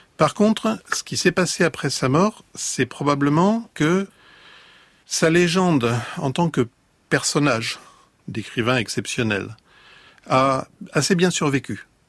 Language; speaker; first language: French; native; French